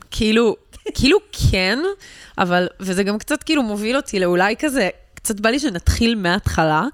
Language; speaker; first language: Hebrew; native; Hebrew